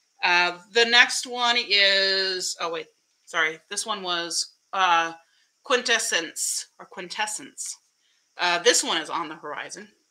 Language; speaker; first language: English; early bilingual, other home language; Spanish